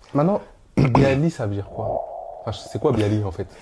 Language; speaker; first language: French; native; French